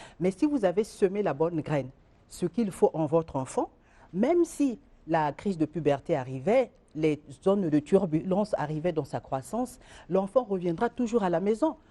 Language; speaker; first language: French; non-native, local second language; Lingala